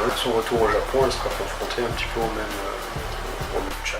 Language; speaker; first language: French; native; French